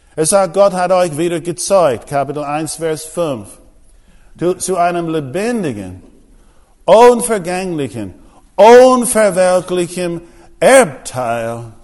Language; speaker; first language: German; non-native, fluent; English